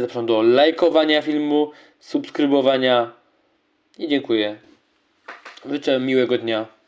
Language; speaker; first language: Polish; native; Polish